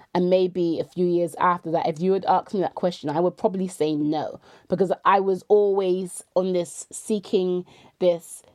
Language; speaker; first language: English; native; English